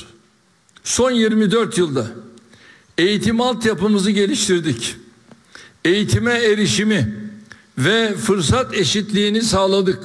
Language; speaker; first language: Turkish; native; Turkish